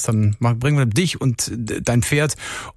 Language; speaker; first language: German; native; German